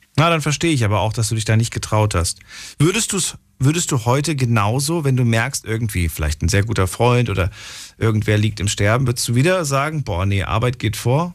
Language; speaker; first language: German; native; German